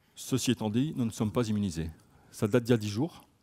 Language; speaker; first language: French; native; French